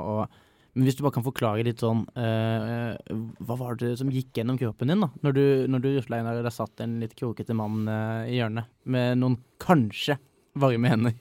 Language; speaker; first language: Norwegian; native; Norwegian